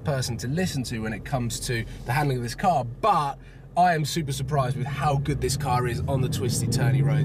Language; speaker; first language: English; native; English